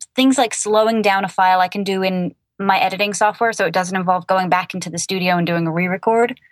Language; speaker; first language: English; native; English